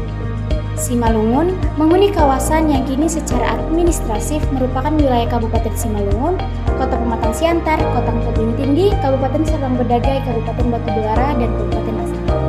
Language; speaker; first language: Indonesian; native; Indonesian